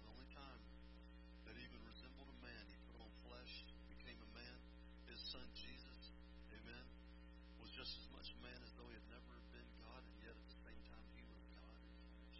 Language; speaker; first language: English; native; English